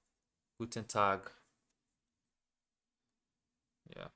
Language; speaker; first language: German; non-native, learner; English